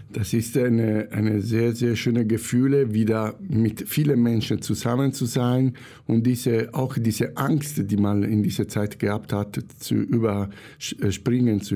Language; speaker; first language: German; non-native, fluent; Italian